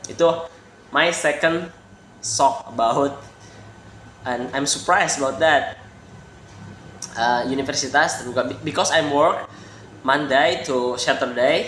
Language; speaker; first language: English; non-native, learner; Indonesian